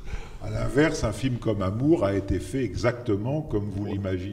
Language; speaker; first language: French; native; French